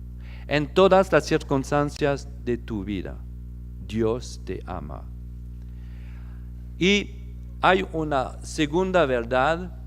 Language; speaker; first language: Spanish; non-native, fluent; French